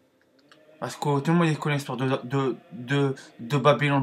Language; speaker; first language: French; non-native, learner; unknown